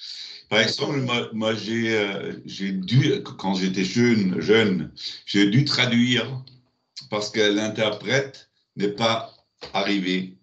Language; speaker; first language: French; non-native, learner; German